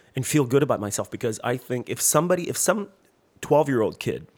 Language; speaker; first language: English; non-native, fluent; French